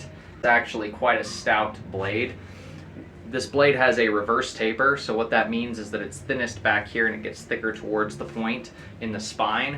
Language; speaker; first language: English; native; English